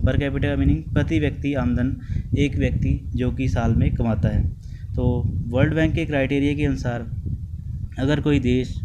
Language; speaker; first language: Hindi; native; Hindi